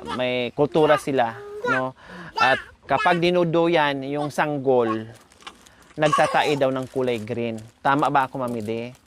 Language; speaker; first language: Filipino; non-native, local second language; Cebuano